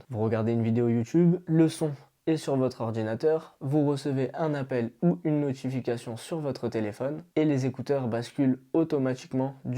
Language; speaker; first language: French; native; French